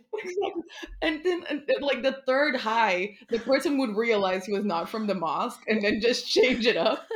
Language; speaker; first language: English; non-native, fluent; Portuguese